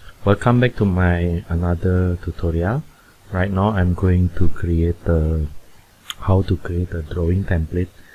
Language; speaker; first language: English; non-native, fluent; Indonesian